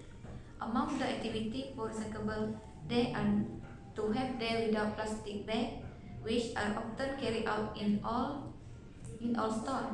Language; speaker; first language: English; non-native, learner; Malay